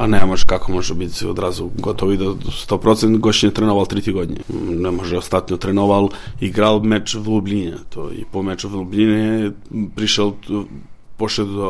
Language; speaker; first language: Polish; non-native, learner; Serbian